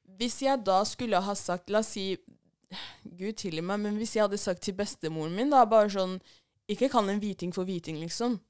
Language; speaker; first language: Norwegian; early bilingual, other home language; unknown